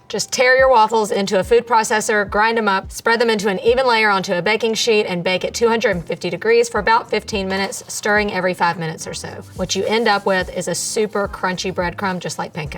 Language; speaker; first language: English; native; English